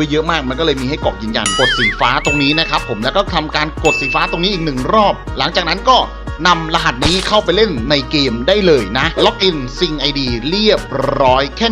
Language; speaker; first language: Thai; native; Thai